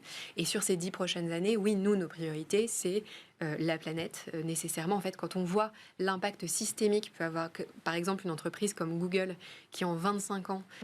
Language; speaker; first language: French; native; French